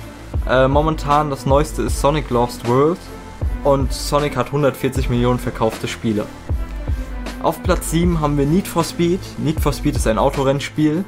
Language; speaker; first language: German; native; German